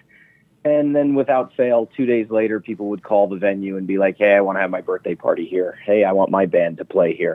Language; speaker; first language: English; native; English